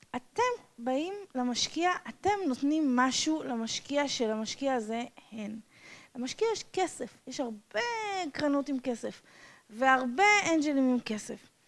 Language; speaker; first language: Hebrew; non-native, fluent; English